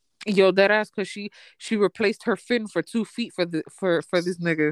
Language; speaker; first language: English; early bilingual, other home language; Spanish